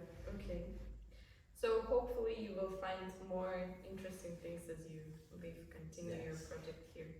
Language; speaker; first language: English; non-native, fluent; Polish